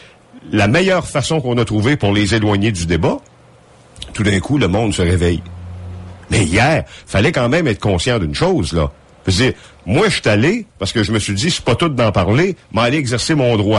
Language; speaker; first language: French; native; French